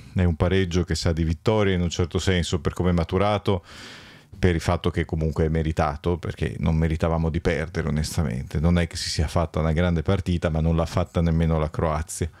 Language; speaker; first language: Italian; native; Italian